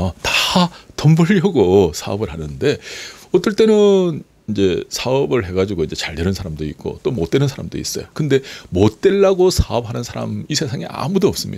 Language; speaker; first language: Korean; native; Korean